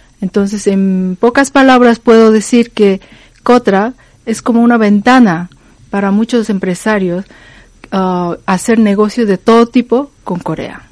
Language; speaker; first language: Spanish; non-native, fluent; Korean